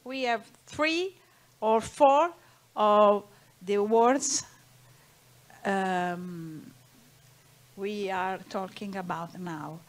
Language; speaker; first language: English; non-native, learner; Italian